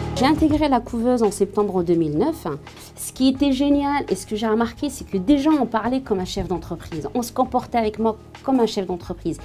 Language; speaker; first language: French; non-native, local second language; Arabic